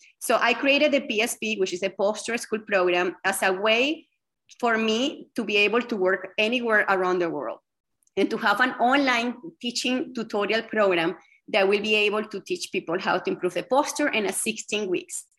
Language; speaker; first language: English; non-native, fluent; Spanish